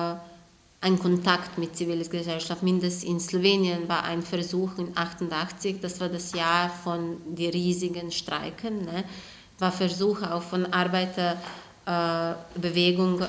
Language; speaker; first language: German; non-native, fluent; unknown